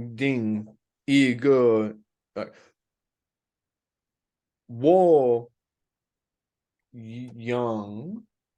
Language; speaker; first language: Chinese; non-native, learner; English